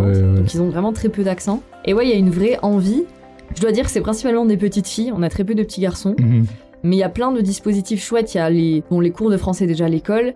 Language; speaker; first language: French; native; French